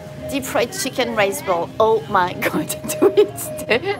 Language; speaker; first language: English; non-native, fluent; French